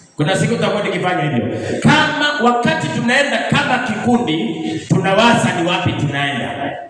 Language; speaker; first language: Swahili; non-native, local second language; Luyia